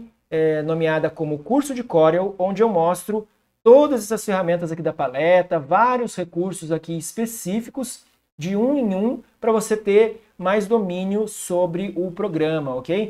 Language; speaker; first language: Portuguese; native; Portuguese